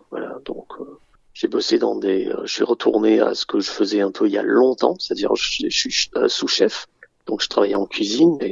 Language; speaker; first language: French; early bilingual, other home language; English